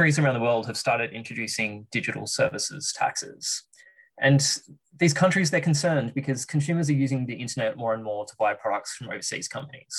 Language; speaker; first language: English; native; English